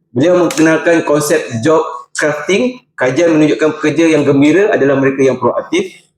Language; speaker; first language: Malay; native; Malay